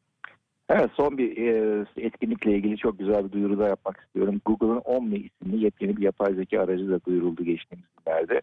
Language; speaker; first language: Turkish; native; Turkish